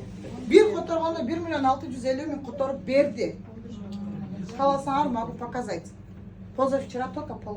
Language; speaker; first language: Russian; non-native, local second language; Kyrgyz